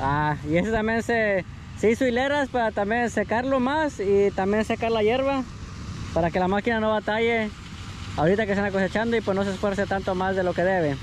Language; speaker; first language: Spanish; native; Spanish